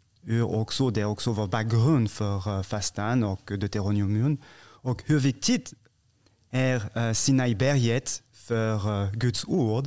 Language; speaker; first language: Swedish; non-native, fluent; French